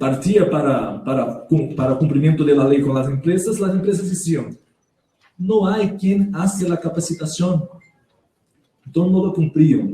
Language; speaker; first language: Spanish; non-native, learner; Portuguese